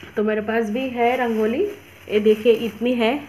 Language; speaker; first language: Hindi; non-native, local second language; Marathi